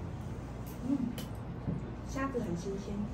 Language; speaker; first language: Chinese; early bilingual, heritage; Chinese